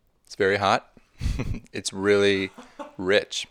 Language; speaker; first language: English; native; English